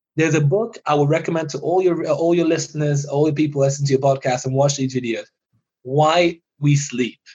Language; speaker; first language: English; early bilingual, other home language; Persian